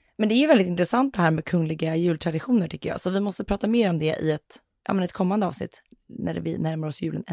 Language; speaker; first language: Swedish; native; Swedish